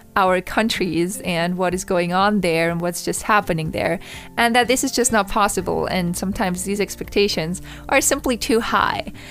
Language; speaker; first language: English; non-native, fluent; German